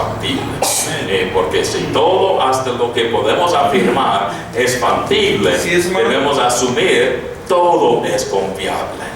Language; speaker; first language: Spanish; non-native, fluent; English